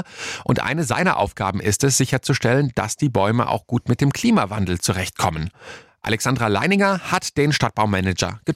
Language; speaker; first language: German; native; German